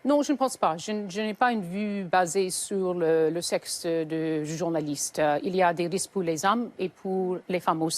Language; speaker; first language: French; native; French